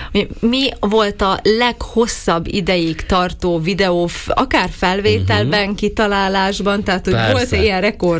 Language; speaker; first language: Hungarian; native; Hungarian